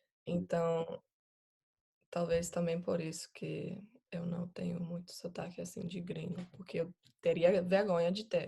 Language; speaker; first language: Portuguese; non-native, fluent; English